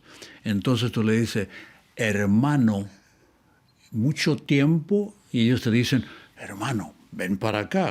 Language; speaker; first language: Spanish; native; Spanish